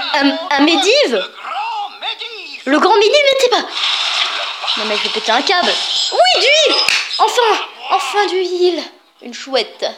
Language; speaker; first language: French; native; French